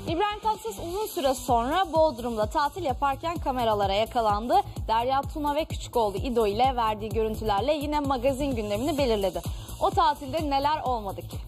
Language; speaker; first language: Turkish; non-native, fluent; Portuguese